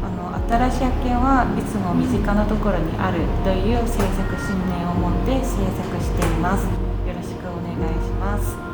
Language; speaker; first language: Japanese; non-native, fluent; Korean